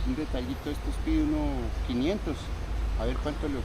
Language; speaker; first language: Spanish; native; Spanish